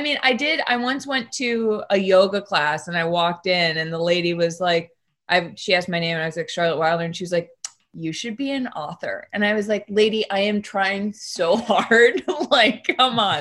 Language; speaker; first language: English; native; English